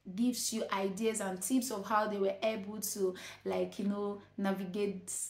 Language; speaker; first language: English; non-native, local second language; Igbo